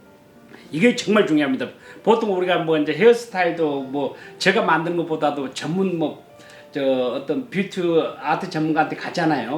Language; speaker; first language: Korean; native; Korean